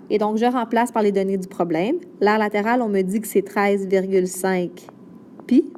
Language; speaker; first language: French; native; French